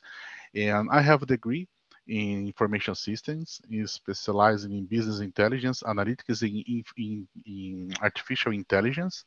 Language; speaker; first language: English; non-native, fluent; Portuguese